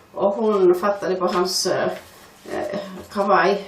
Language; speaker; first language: Swedish; non-native, fluent; Finnish